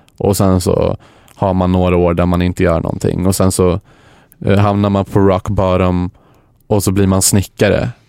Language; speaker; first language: Swedish; native; Swedish